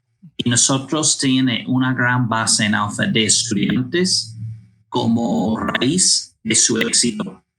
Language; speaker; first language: Spanish; non-native, fluent; English